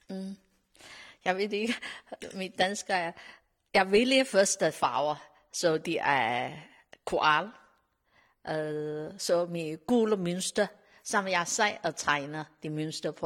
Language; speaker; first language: Danish; non-native, learner; Chinese